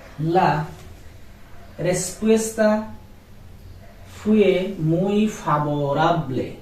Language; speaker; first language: Spanish; non-native, learner; Bangla